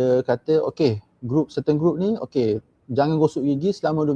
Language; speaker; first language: Malay; native; Malay